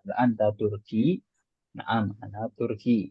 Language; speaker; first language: Arabic; non-native, fluent; Indonesian